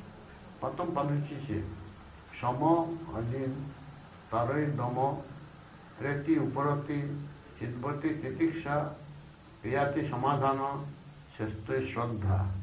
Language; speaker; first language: Russian; non-native, learner; Bangla